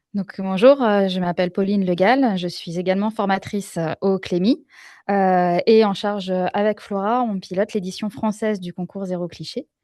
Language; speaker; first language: French; native; French